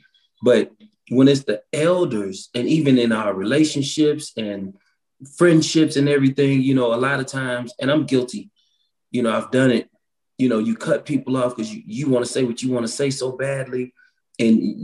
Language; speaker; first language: English; native; English